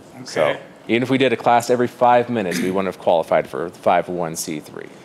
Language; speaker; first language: English; native; English